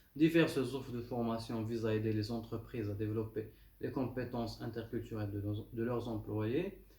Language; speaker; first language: French; non-native, local second language; Arabic